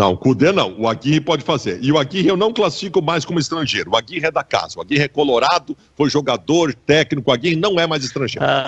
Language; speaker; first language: Portuguese; native; Portuguese